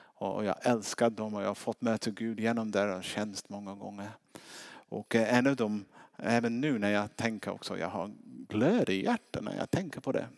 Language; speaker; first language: Swedish; non-native, fluent; English